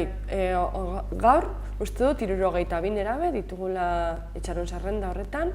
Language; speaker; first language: Basque; native; Basque